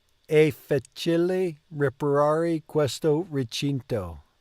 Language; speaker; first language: Italian; non-native, learner; English